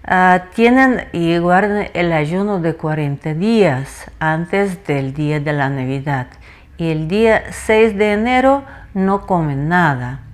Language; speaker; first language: Spanish; non-native, fluent; Russian